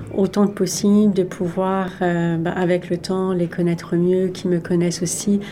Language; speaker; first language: French; native; French